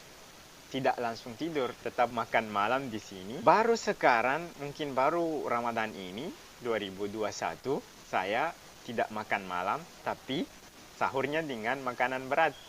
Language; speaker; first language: Indonesian; non-native, fluent; Arabic